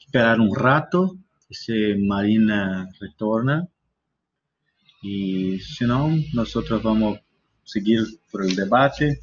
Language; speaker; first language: Spanish; non-native, learner; Portuguese